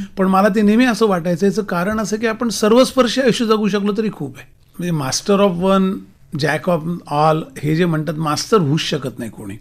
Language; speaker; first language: Marathi; native; Marathi